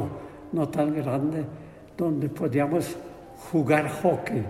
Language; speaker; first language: Spanish; non-native, fluent; Polish